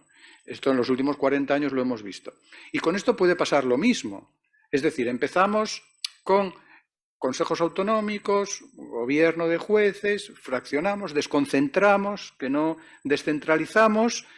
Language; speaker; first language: Spanish; native; Spanish